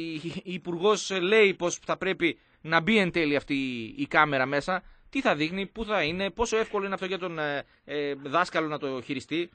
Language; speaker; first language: Greek; native; Greek